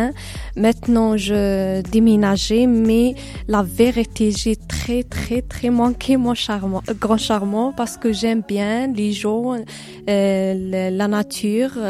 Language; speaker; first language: French; non-native, learner; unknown